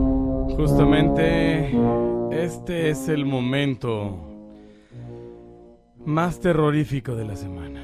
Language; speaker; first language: Spanish; native; Spanish